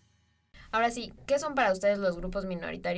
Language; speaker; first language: Spanish; native; Spanish